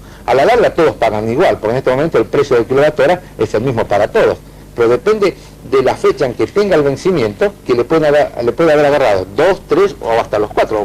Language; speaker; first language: Spanish; native; Spanish